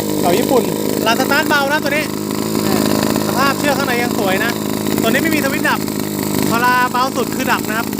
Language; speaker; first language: Thai; native; Thai